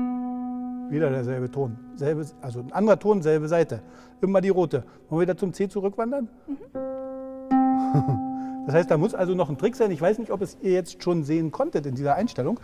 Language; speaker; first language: German; native; German